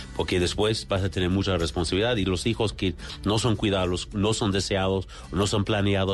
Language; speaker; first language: Spanish; non-native, fluent; English